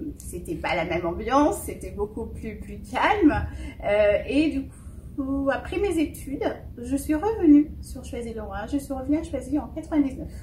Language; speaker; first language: French; early bilingual, other home language; Fon